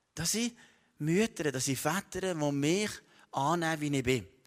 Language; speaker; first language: German; native; German